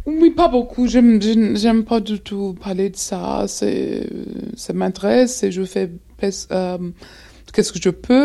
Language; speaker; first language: French; non-native, fluent; English